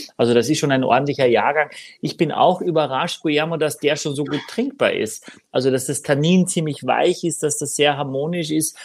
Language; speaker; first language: German; native; German